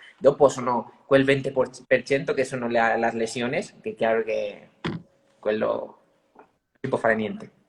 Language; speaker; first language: Italian; non-native, fluent; Spanish